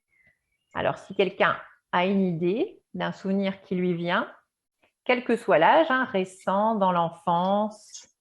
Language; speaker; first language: French; native; French